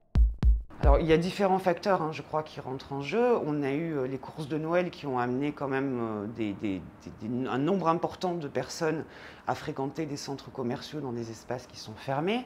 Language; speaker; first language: French; native; French